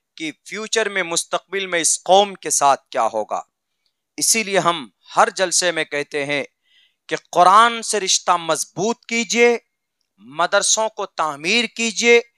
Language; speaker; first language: Hindi; native; Hindi